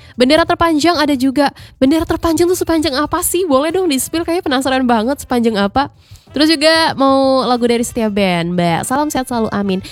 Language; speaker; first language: Indonesian; native; Indonesian